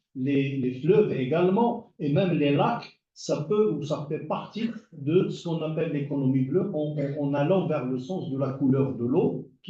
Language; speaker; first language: French; non-native, local second language; Arabic